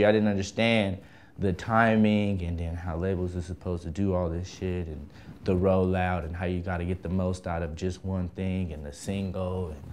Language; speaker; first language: English; native; English